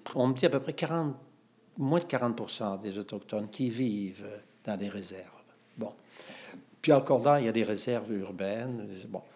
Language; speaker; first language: French; native; French